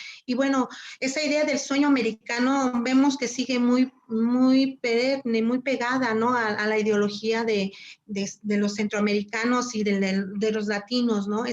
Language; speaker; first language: Spanish; native; Spanish